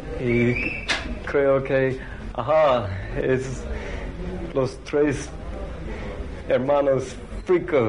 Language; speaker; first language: Spanish; non-native, learner; English